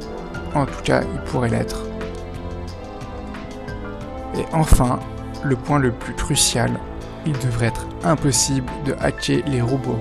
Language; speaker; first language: French; native; French